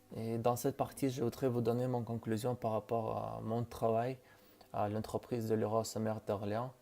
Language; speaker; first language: French; non-native, learner; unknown